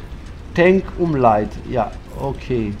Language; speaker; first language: German; non-native, fluent; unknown